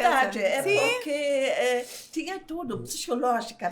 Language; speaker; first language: Portuguese; non-native, fluent; German